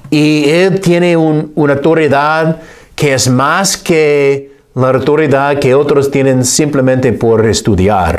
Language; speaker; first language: Spanish; non-native, fluent; English